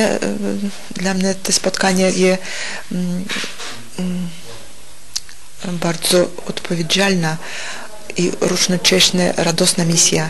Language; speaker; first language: Polish; non-native, learner; Russian